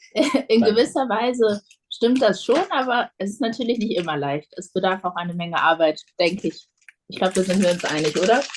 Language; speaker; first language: German; early bilingual, other home language; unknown